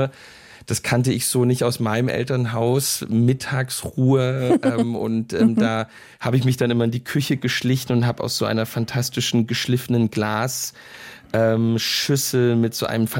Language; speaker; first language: German; native; German